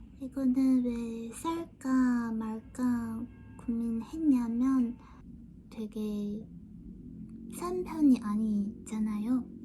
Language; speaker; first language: Korean; non-native, fluent; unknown